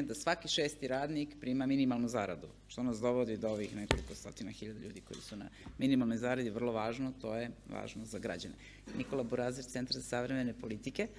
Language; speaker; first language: Serbian; native; Serbian